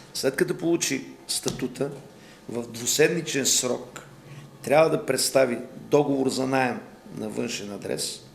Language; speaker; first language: Bulgarian; native; Bulgarian